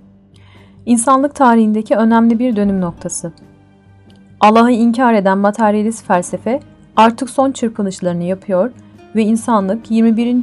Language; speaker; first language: Turkish; native; Turkish